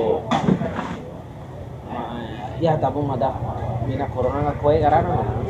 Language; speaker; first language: Japanese; non-native, fluent; Indonesian